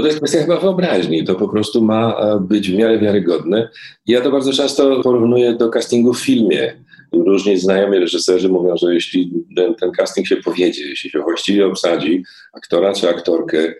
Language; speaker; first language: Polish; native; Polish